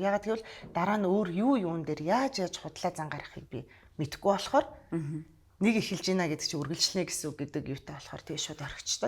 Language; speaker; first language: Mongolian; native; Mongolian